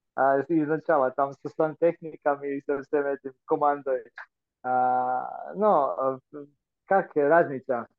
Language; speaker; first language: Russian; non-native, fluent; Croatian